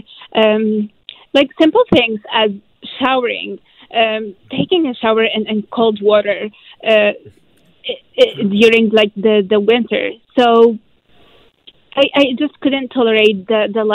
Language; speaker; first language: English; non-native, fluent; Arabic